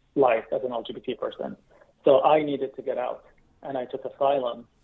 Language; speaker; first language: English; non-native, fluent; Arabic